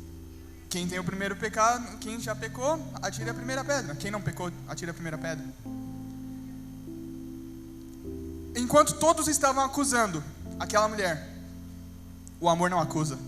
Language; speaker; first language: Portuguese; native; Portuguese